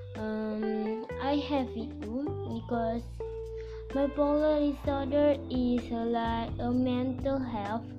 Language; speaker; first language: English; non-native, local second language; Malay